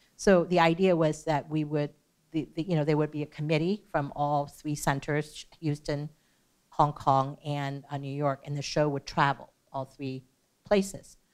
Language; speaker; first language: English; native; English